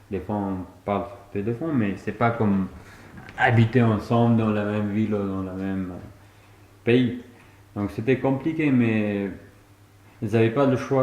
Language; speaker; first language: French; non-native, fluent; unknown